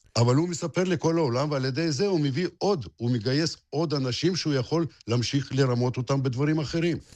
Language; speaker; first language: Hebrew; non-native, fluent; Russian